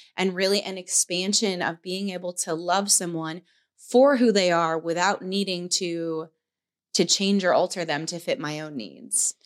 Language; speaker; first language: English; native; English